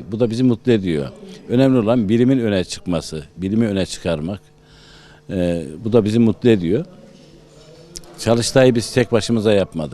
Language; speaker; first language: Turkish; native; Turkish